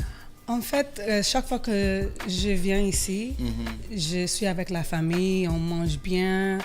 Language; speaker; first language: French; early bilingual, heritage; French